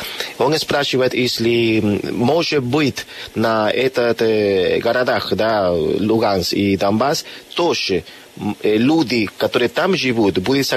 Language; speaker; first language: Russian; non-native, learner; Spanish